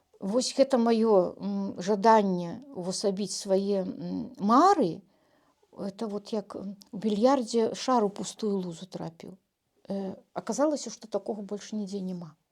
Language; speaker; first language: Belarusian; native; Belarusian